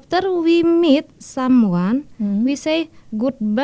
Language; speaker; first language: English; non-native, learner; Indonesian